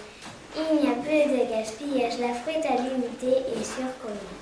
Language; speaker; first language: French; native; French